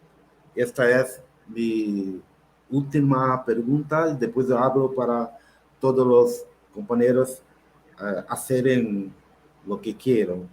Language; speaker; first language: Spanish; non-native, learner; Portuguese